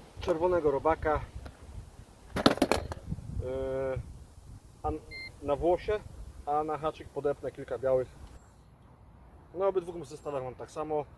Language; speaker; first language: Polish; native; Polish